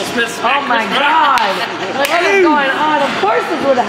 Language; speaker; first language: English; native; English